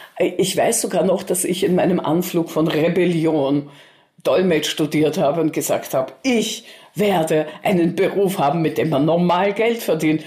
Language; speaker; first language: German; early bilingual, other home language; Russian